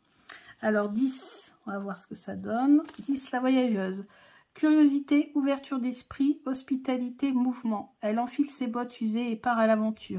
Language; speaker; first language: French; native; French